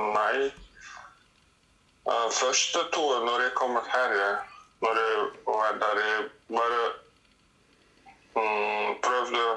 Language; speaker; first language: Norwegian; non-native, learner; Russian